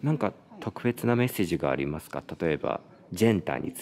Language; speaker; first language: Japanese; non-native, learner; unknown